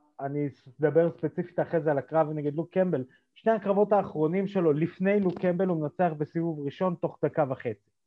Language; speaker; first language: Hebrew; early bilingual, other home language; Russian